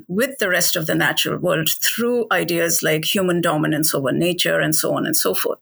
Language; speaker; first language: English; non-native, local second language; Hindi